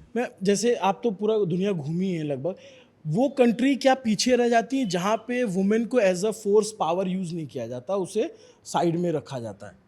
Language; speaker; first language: Hindi; native; Hindi